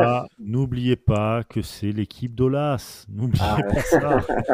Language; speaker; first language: French; native; French